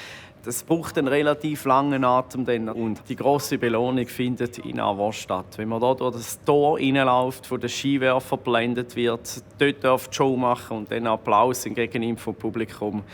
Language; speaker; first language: German; native; German